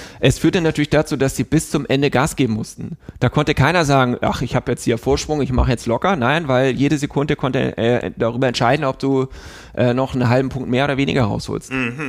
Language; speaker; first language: German; native; German